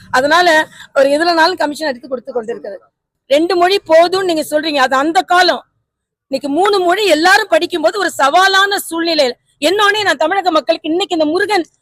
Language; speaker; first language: Tamil; native; Tamil